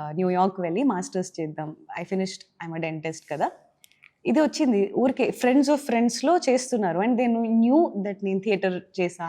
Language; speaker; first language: Telugu; native; Telugu